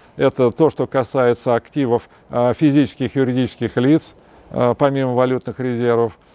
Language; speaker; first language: Russian; native; Russian